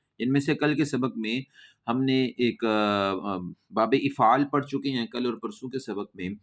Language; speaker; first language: Urdu; non-native, local second language; Punjabi